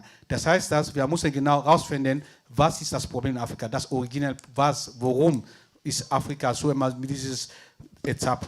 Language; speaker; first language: German; non-native, fluent; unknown